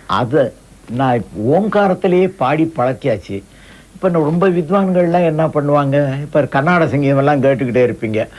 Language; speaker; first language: Tamil; non-native, local second language; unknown